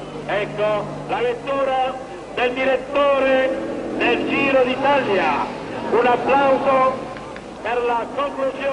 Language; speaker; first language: Italian; native; Italian